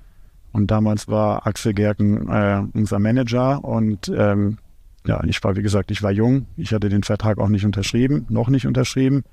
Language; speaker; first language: German; native; German